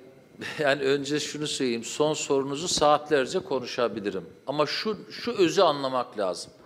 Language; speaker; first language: Turkish; native; Turkish